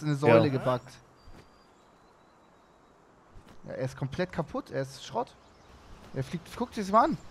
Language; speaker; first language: German; native; German